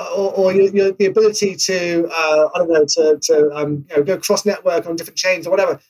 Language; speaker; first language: English; native; English